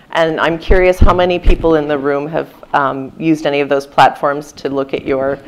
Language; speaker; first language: English; native; English